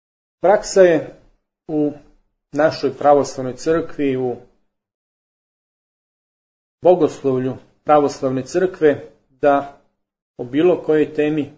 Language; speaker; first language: Serbian; native; Serbian